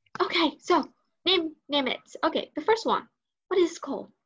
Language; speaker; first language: English; non-native, learner; Vietnamese